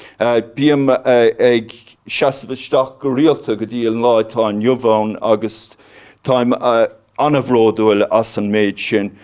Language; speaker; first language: Irish; non-native, local second language; English